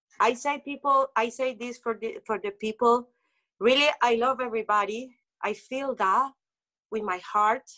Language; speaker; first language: English; non-native, local second language; Spanish